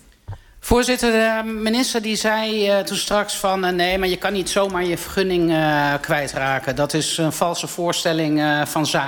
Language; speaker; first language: Dutch; native; Dutch